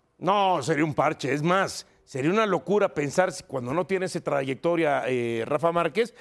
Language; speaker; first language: Spanish; native; Spanish